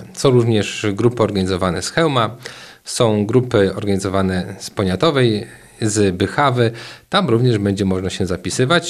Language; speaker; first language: Polish; native; Polish